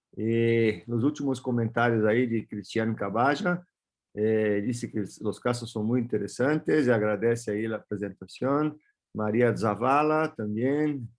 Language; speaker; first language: Spanish; non-native, fluent; Portuguese